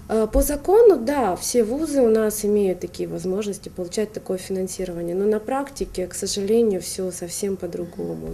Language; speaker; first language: Russian; native; Russian